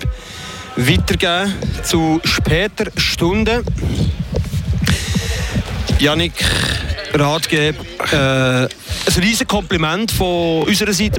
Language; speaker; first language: German; native; German